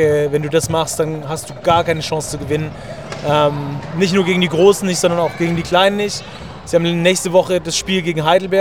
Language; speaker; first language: German; native; German